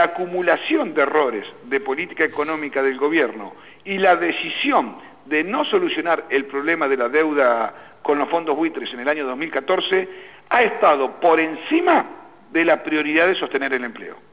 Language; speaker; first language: Spanish; native; Spanish